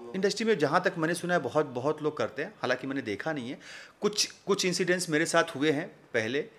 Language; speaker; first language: Hindi; native; Hindi